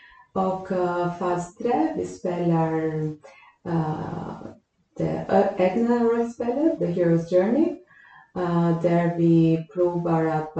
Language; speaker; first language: Swedish; non-native, fluent; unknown